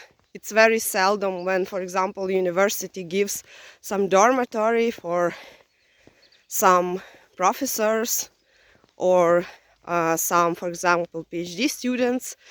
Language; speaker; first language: English; non-native, fluent; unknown